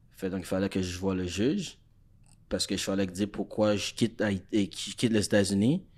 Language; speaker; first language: French; non-native, fluent; English